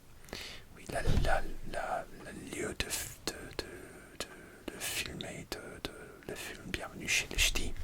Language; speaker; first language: French; non-native, learner; English